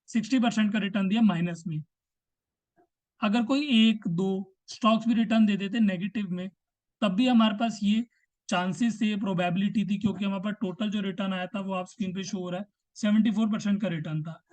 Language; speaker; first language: Hindi; native; Hindi